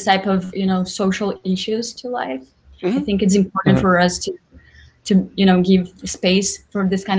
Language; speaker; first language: English; non-native, fluent; Portuguese